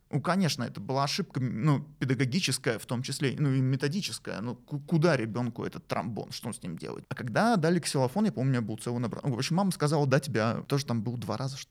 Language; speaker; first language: Russian; native; Russian